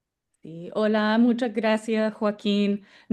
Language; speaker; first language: Spanish; non-native, fluent; English